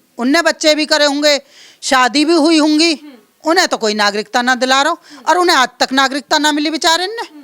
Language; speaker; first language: Hindi; native; Hindi